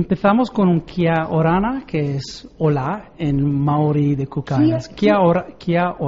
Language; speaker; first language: Spanish; non-native, learner; Italian